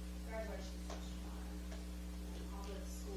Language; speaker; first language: English; native; English